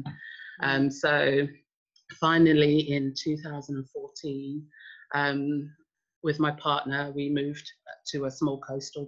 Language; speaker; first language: English; native; English